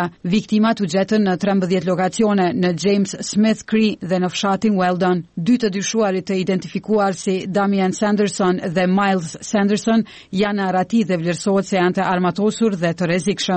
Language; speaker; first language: Albanian; native; Albanian